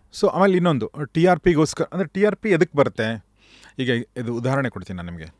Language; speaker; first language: Kannada; native; Kannada